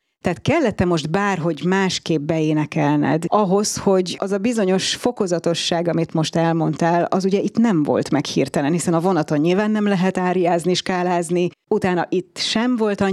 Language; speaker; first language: Hungarian; native; Hungarian